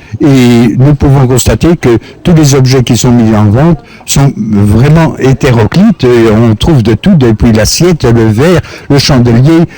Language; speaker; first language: French; native; French